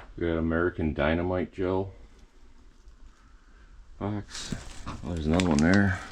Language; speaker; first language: English; native; English